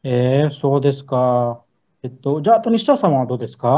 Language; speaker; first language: Japanese; non-native, learner; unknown